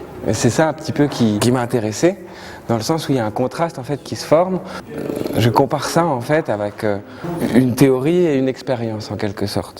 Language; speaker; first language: French; native; French